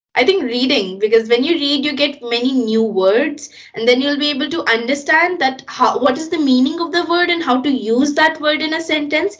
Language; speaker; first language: English; non-native, local second language; Hindi